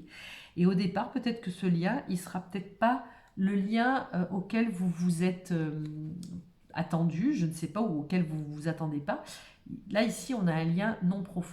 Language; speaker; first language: French; native; French